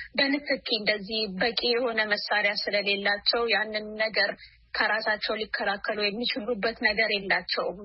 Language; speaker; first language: Amharic; non-native, local second language; Oromo